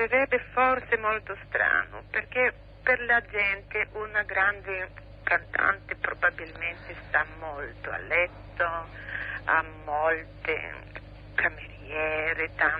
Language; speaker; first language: Italian; non-native, fluent; Bulgarian